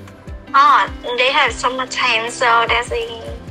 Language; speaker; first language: English; non-native, learner; Vietnamese